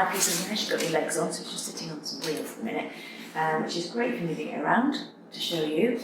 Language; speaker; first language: English; native; English